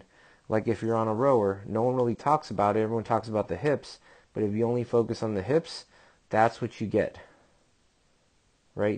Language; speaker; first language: English; native; English